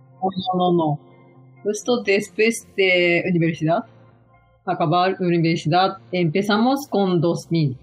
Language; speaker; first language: Spanish; non-native, learner; Japanese